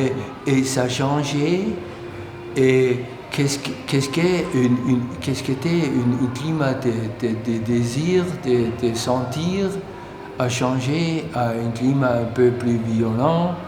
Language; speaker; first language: French; non-native, learner; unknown